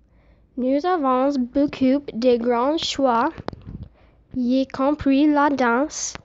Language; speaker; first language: French; non-native, learner; English